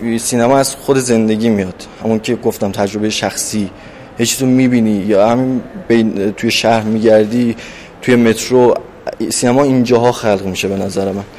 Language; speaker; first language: Persian; non-native, local second language; Azerbaijani